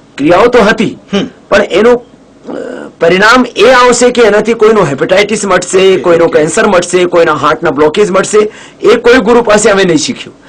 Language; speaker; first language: Gujarati; non-native, fluent; Hindi